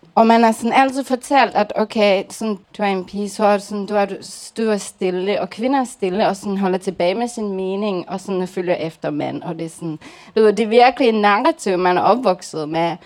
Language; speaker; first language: Danish; early bilingual, other home language; Japanese